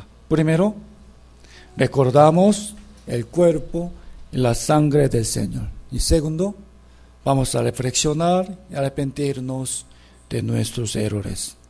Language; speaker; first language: Spanish; non-native, fluent; Korean